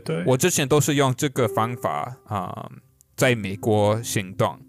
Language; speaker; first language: Chinese; non-native, fluent; English